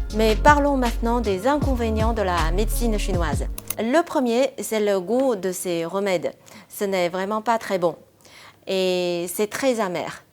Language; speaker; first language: French; non-native, fluent; Chinese